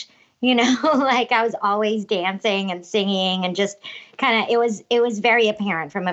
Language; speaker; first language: English; non-native, local second language; Cebuano